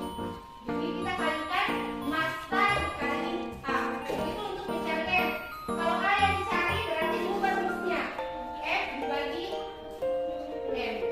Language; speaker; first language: Indonesian; native; Indonesian